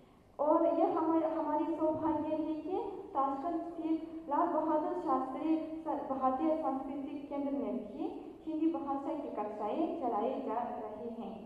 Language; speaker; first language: Hindi; non-native, learner; Uzbek